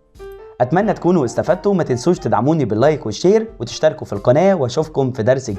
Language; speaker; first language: Arabic; native; Arabic